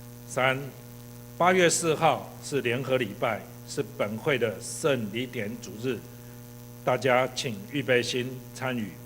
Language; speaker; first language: Chinese; native; Chinese